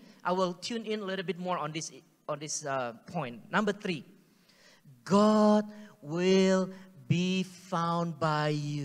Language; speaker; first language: English; native; English